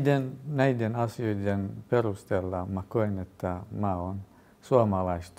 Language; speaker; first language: Finnish; non-native, fluent; Kurdish